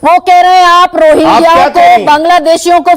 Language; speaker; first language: Hindi; native; Hindi